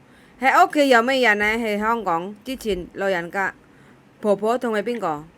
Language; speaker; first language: Cantonese; non-native, learner; Indonesian